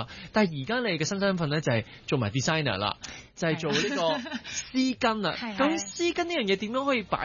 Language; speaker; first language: Cantonese; native; Cantonese